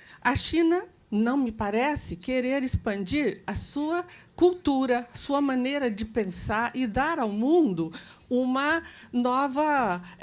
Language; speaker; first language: Portuguese; native; Portuguese